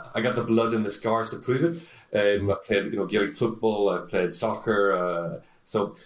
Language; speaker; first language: English; native; English